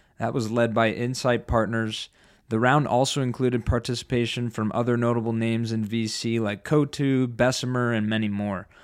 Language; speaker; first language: English; native; English